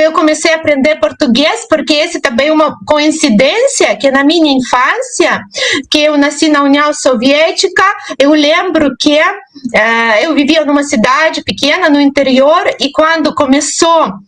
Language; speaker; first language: Portuguese; non-native, fluent; Russian